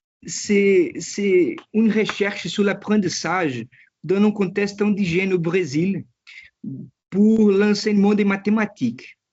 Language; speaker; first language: French; non-native, fluent; Portuguese